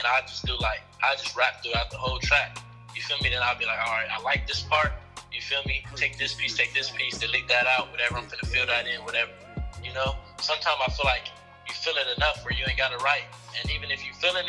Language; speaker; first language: English; native; English